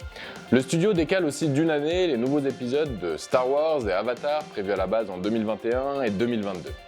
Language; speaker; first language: French; native; French